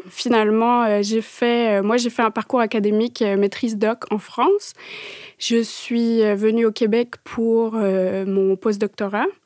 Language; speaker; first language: French; native; French